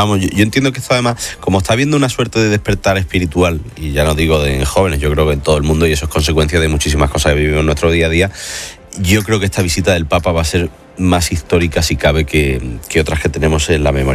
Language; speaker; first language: Spanish; native; Spanish